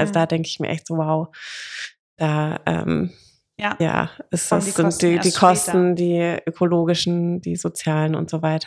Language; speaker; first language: German; native; German